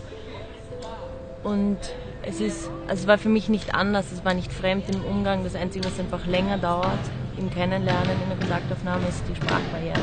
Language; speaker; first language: German; native; German